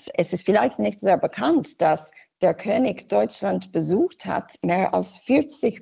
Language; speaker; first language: German; non-native, fluent; English